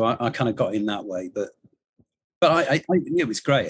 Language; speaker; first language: English; native; English